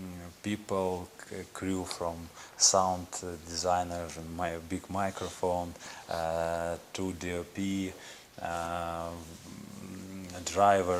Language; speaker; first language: English; non-native, learner; Ukrainian